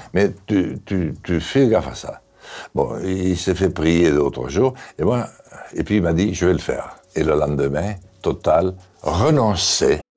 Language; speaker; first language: French; native; French